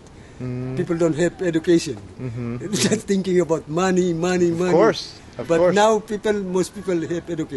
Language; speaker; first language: English; non-native, learner; Indonesian